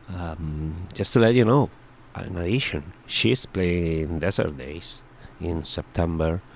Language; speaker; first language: English; non-native, fluent; Spanish